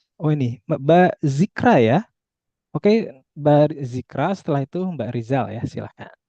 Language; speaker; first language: Indonesian; native; Indonesian